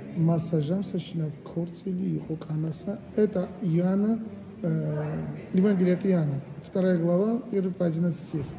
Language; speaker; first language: Russian; non-native, local second language; Georgian